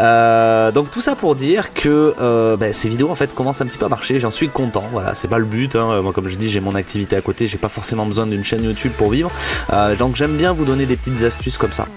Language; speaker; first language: French; native; French